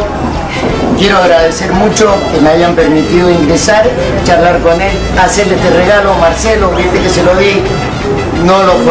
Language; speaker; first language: Spanish; native; Spanish